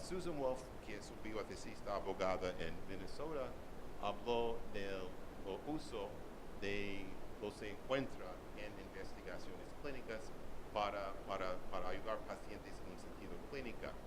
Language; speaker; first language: Spanish; non-native, learner; English